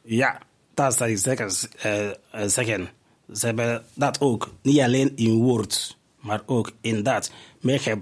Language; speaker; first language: Dutch; non-native, fluent; Igbo